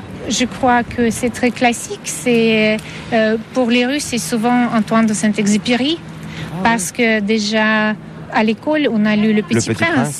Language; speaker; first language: French; non-native, fluent; Russian